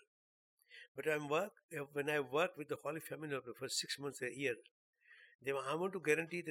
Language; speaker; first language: English; non-native, local second language; Urdu